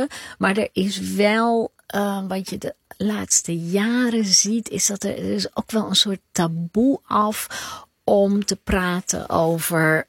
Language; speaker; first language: Dutch; native; Dutch